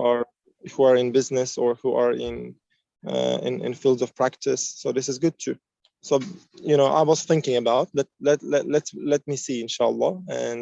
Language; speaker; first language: English; non-native, fluent; Uzbek